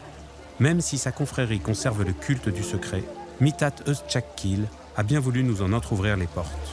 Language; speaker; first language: French; native; French